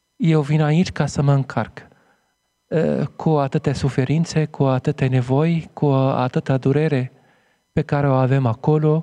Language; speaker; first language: Romanian; non-native, fluent; Arabic